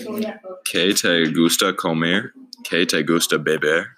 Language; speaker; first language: Spanish; non-native, learner; English